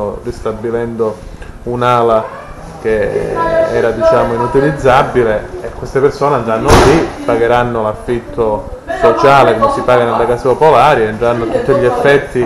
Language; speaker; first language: Italian; native; Italian